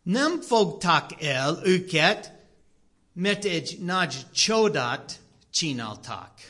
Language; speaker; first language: Hungarian; non-native, learner; English